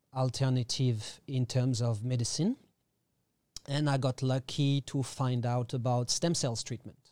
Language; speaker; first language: English; non-native, fluent; French